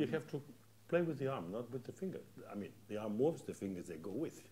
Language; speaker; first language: English; non-native, fluent; Catalan